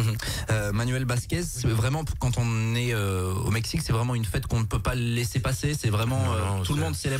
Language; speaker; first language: French; native; French